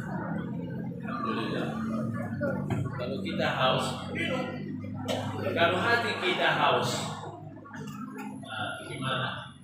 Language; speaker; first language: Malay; non-native, learner; Arabic